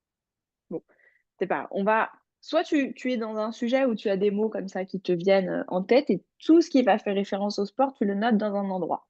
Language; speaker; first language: French; native; French